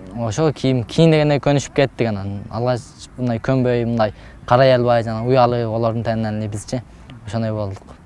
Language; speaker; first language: Kyrgyz; early bilingual, heritage; Kyrgyz